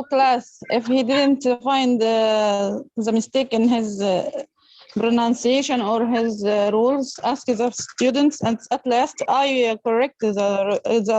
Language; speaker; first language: English; non-native, learner; Arabic